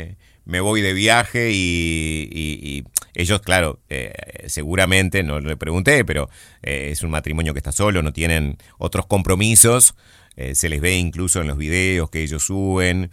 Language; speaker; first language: Spanish; native; Spanish